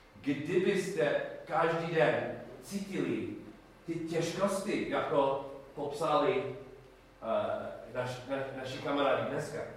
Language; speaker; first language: Czech; non-native, learner; English